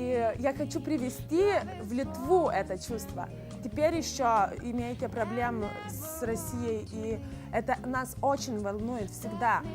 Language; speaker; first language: Russian; non-native, fluent; Lithuanian